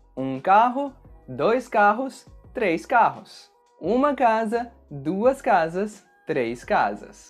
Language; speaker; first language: Portuguese; native; Portuguese